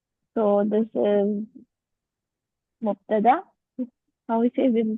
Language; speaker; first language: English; non-native, learner; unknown